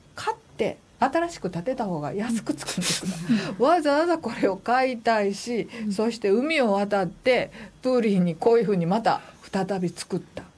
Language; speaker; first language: Japanese; native; Japanese